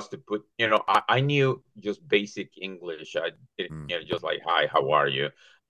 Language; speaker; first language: English; non-native, fluent; Spanish